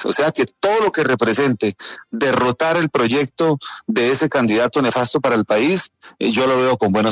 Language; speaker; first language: Spanish; native; Spanish